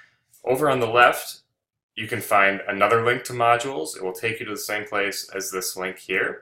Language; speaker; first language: English; native; English